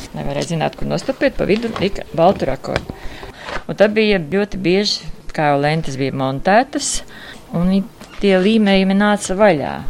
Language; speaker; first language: Latvian; native; Latvian